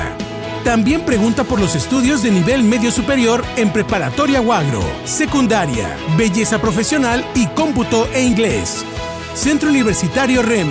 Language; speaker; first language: Spanish; native; Spanish